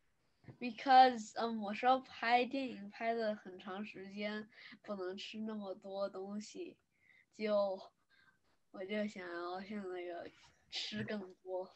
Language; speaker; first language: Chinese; early bilingual, other home language; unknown